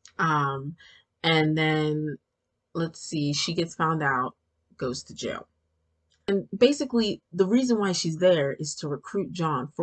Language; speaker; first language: English; native; English